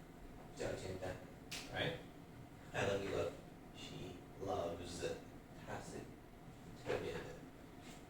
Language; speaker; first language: Chinese; non-native, learner; English